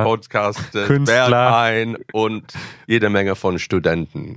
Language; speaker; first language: German; non-native, fluent; English